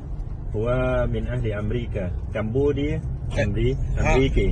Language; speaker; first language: Arabic; non-native, fluent; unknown